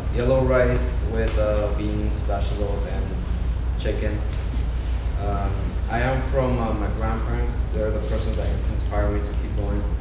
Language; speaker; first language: English; non-native, fluent; Spanish